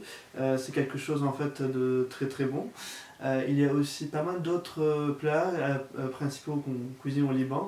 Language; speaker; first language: French; non-native, local second language; Arabic